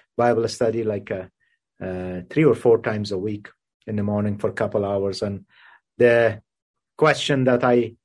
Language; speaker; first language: English; non-native, fluent; Persian